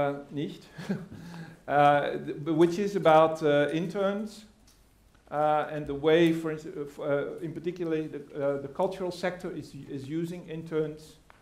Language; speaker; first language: English; non-native, fluent; Dutch